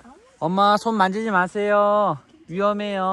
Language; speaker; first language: Korean; native; Korean